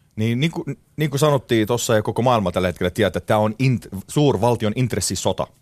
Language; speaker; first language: Finnish; non-native, fluent; Arabic